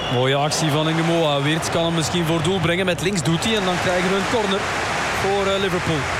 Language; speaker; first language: Dutch; native; Dutch